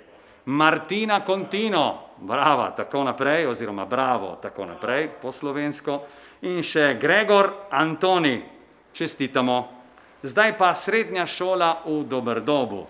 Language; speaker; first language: Slovenian; native; Slovenian